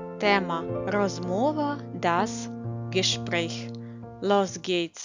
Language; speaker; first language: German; non-native, fluent; Ukrainian